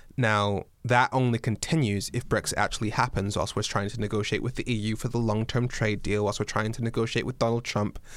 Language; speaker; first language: English; native; English